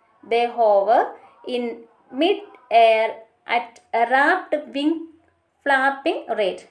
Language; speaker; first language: English; non-native, local second language; Malayalam